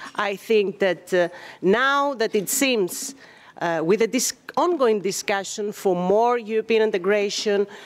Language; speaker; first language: English; non-native, fluent; Greek